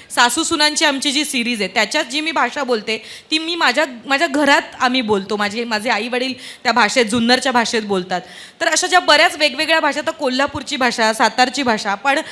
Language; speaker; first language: Marathi; native; Marathi